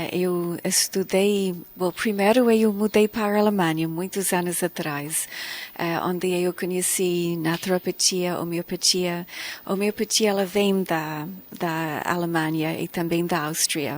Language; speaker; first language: Portuguese; non-native, fluent; English